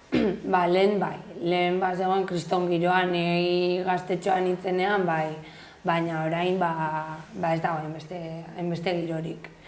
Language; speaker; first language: Basque; non-native, local second language; Spanish